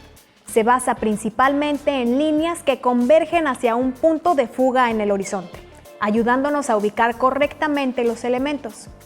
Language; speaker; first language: Spanish; native; Spanish